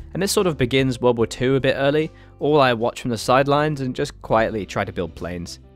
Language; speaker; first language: English; native; English